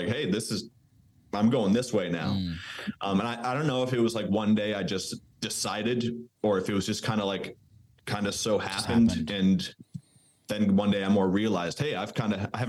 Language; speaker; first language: English; native; English